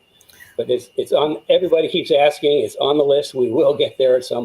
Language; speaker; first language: English; native; English